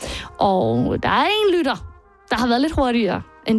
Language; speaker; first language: Danish; native; Danish